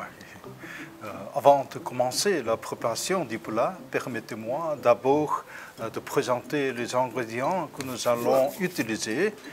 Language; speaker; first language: French; non-native, fluent; Korean